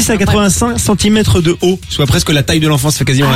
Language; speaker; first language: French; native; French